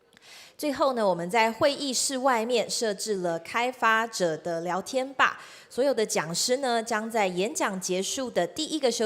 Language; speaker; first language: Chinese; native; Chinese